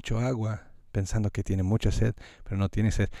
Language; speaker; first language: Spanish; non-native, fluent; English